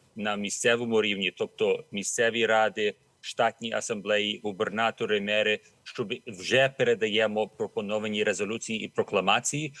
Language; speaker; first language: Ukrainian; early bilingual, heritage; Ukrainian